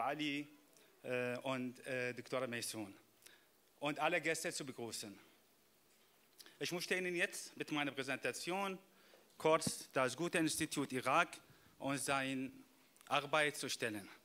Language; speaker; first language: German; non-native, fluent; Arabic